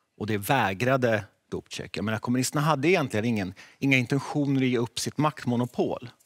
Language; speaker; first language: Swedish; early bilingual, other home language; Czech